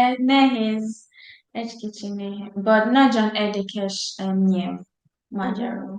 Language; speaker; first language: Hungarian; non-native, learner; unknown